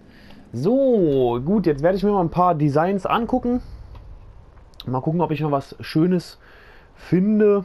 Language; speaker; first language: German; native; German